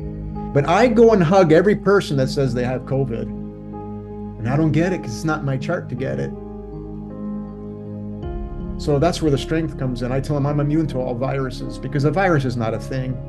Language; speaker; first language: English; native; English